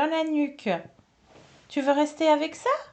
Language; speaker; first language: French; native; French